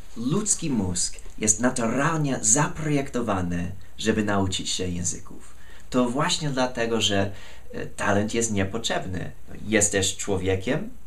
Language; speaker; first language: Polish; non-native, fluent; English